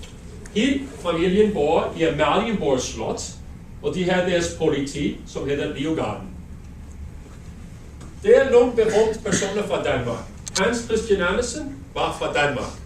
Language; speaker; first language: Danish; non-native, learner; English